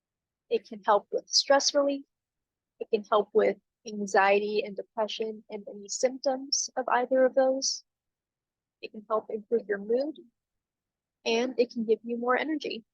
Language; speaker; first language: English; native; English